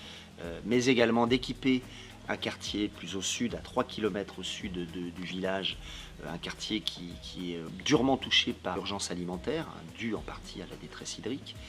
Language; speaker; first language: French; native; French